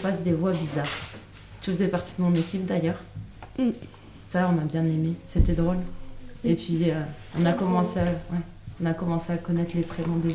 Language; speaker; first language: French; native; French